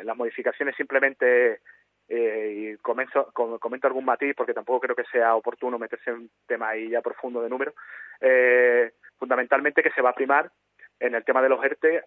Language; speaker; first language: Spanish; native; Spanish